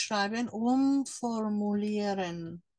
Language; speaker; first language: German; non-native, fluent; Turkish